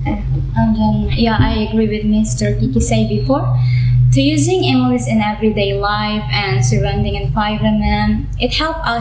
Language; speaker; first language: English; non-native, learner; Indonesian